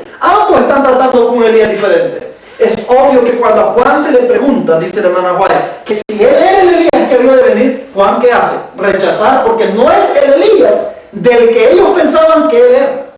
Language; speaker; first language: Spanish; native; Spanish